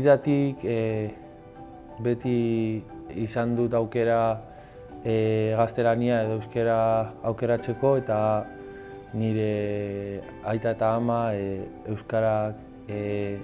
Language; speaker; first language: Basque; early bilingual, other home language; Arabic